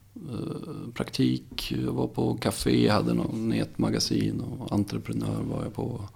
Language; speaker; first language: Swedish; native; Swedish